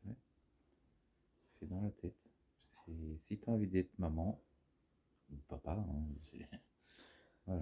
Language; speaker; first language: French; native; French